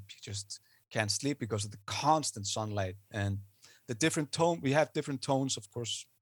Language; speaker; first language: English; non-native, fluent; Icelandic